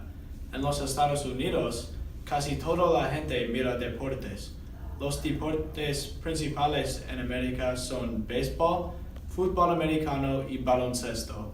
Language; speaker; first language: Spanish; non-native, learner; English